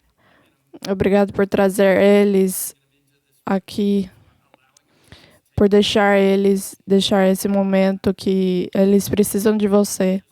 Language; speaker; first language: Portuguese; non-native, fluent; English